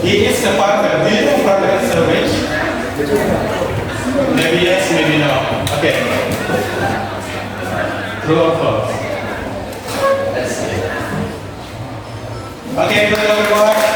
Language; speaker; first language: English; non-native, fluent; Indonesian